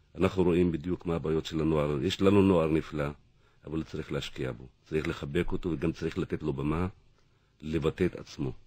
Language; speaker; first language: Hebrew; non-native, local second language; Arabic